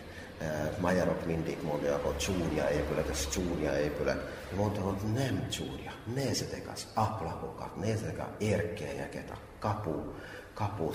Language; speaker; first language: Hungarian; non-native, fluent; Finnish